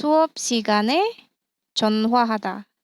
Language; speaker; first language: Korean; non-native, fluent; Indonesian